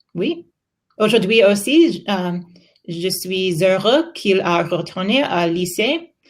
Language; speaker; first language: French; non-native, learner; English